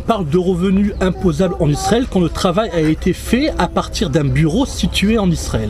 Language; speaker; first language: French; native; French